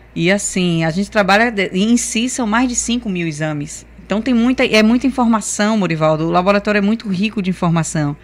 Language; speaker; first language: Portuguese; native; Portuguese